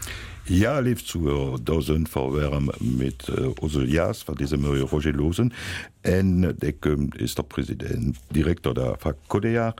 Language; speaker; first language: German; native; German